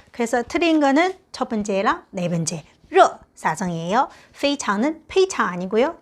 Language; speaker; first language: Korean; non-native, fluent; Chinese